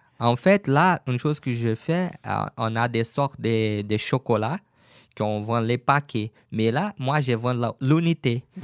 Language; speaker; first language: French; non-native, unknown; Portuguese